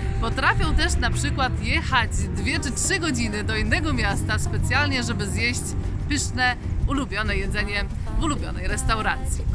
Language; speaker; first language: Polish; native; Polish